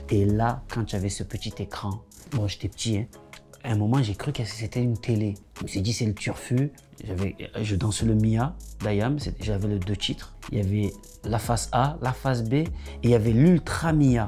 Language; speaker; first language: French; native; French